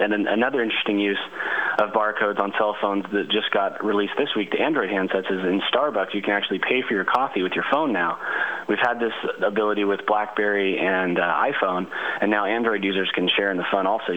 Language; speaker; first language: English; native; English